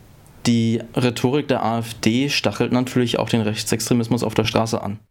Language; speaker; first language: German; native; German